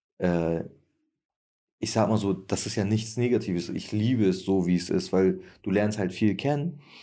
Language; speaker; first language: German; early bilingual, other home language; Turkish